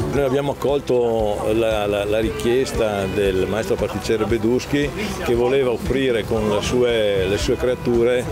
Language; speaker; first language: Italian; native; Italian